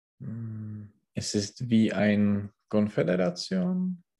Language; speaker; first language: German; non-native, learner; Czech